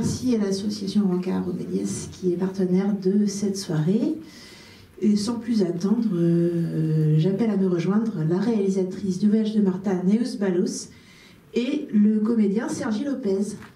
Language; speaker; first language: French; native; French